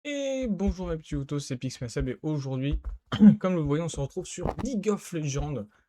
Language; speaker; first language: French; native; French